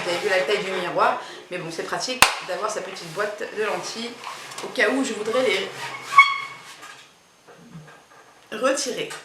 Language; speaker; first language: French; native; French